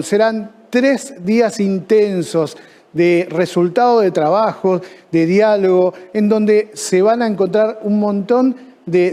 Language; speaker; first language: Spanish; native; Spanish